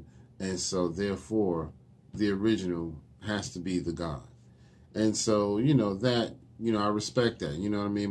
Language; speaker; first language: English; native; English